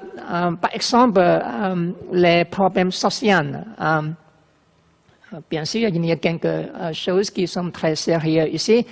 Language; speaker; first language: French; non-native, learner; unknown